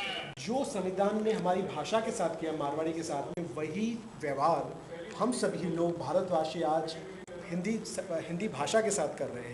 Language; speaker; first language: Hindi; non-native, local second language; Marwari